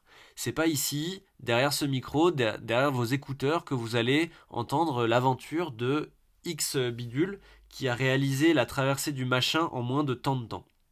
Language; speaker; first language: French; native; French